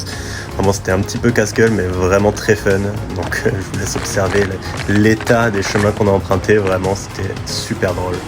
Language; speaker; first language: French; native; French